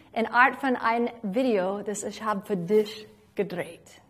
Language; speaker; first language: German; non-native, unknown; English